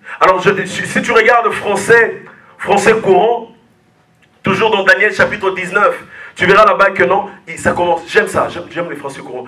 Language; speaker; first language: French; non-native, local second language; Lingala